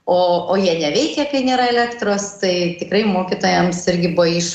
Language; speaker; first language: Lithuanian; native; Lithuanian